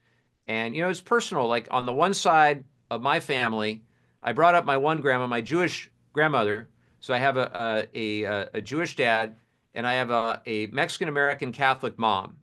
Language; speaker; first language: English; native; English